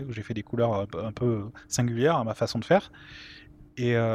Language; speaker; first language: French; native; French